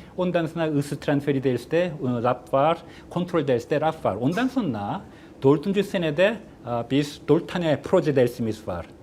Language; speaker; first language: Turkish; non-native, fluent; Korean